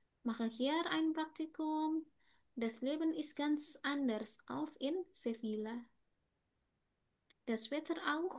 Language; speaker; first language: German; non-native, fluent; Indonesian